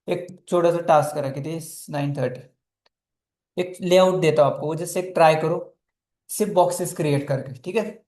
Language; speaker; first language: Hindi; non-native, local second language; Marathi